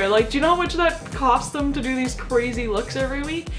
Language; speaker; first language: English; native; English